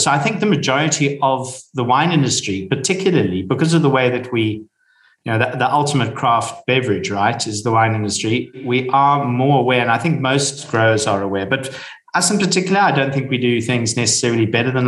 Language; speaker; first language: English; native; English